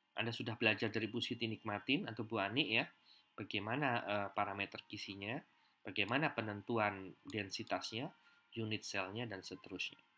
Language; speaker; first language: Indonesian; native; Indonesian